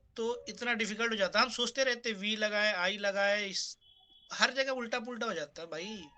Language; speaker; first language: Hindi; native; Hindi